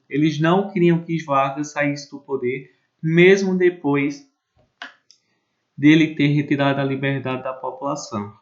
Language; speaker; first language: Portuguese; native; Portuguese